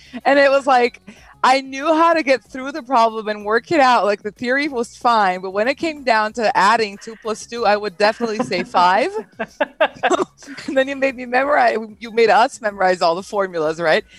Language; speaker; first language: English; early bilingual, other home language; Portuguese